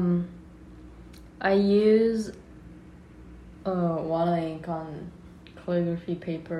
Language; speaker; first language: English; non-native, local second language; Cantonese